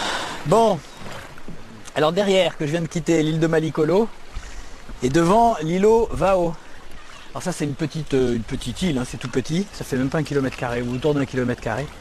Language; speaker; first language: French; native; French